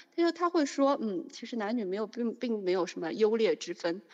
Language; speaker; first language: Chinese; native; Chinese